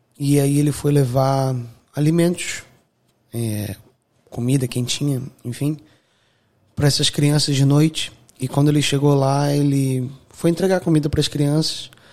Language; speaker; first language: Portuguese; native; Portuguese